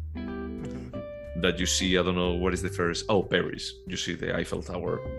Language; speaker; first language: English; non-native, fluent; Galician